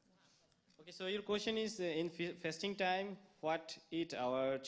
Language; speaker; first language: English; non-native, local second language; Bangla